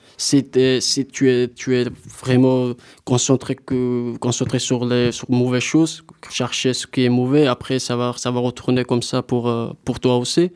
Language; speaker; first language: French; non-native, learner; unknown